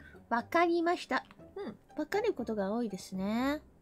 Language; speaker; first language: Japanese; non-native, fluent; English